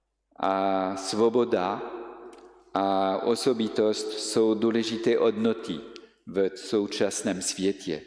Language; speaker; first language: Czech; non-native, fluent; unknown